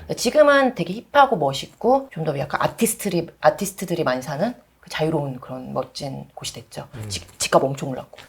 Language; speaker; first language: Korean; early bilingual, other home language; English